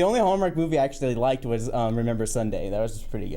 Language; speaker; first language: English; native; English